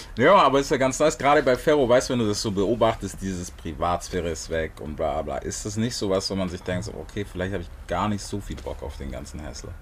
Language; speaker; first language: German; native; German